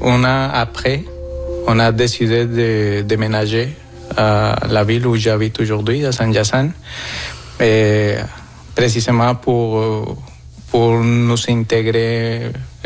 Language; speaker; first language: French; non-native, fluent; Spanish